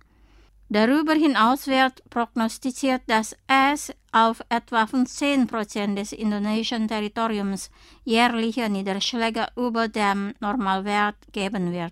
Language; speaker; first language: German; non-native, fluent; Indonesian